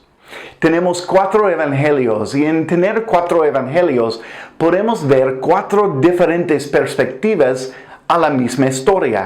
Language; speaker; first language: Spanish; non-native, fluent; English